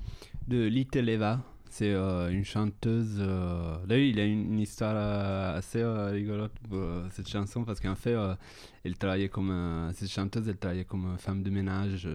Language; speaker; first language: French; non-native, fluent; Italian